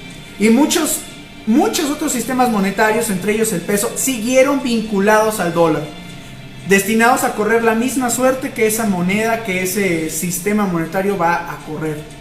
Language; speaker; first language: Spanish; native; Spanish